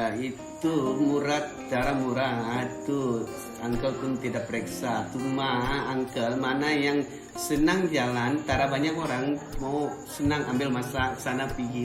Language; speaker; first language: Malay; non-native, local second language; Tamil